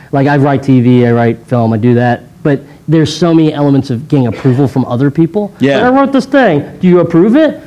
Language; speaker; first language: English; native; English